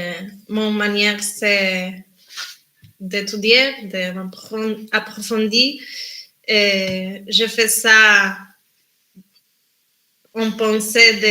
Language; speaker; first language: French; non-native, learner; Spanish